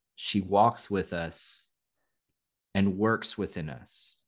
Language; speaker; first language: English; native; English